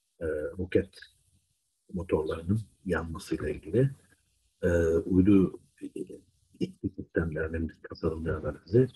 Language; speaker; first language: Turkish; native; Turkish